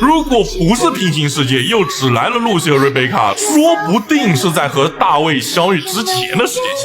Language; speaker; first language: Chinese; native; Chinese